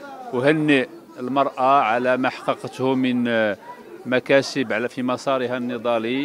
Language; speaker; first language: Arabic; native; Arabic